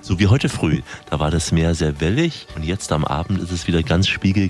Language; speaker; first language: German; native; German